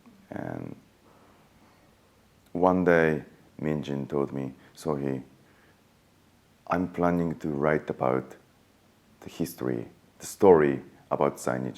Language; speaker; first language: English; non-native, fluent; Japanese